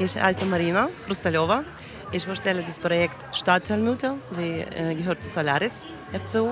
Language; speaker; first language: German; non-native, learner; Russian